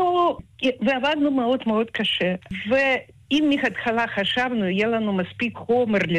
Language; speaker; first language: Hebrew; non-native, fluent; Russian